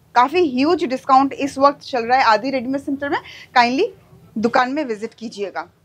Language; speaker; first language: Hindi; non-native, local second language; Bangla